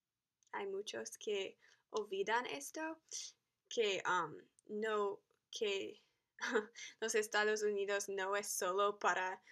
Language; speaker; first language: Spanish; non-native, learner; English